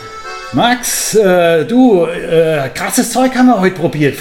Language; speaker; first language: German; native; German